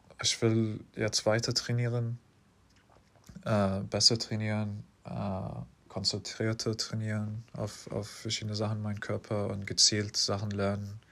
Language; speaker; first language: German; non-native, fluent; English